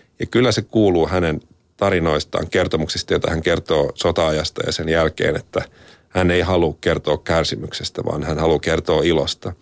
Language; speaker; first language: Finnish; native; Finnish